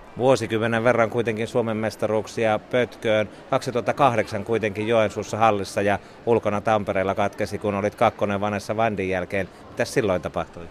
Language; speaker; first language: Finnish; native; Finnish